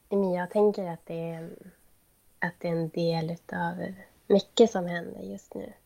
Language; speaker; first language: Swedish; native; Swedish